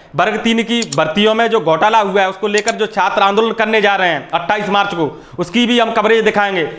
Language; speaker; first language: Hindi; native; Hindi